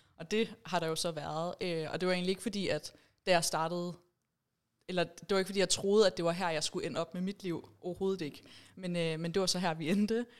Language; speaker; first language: Danish; early bilingual, other home language; Persian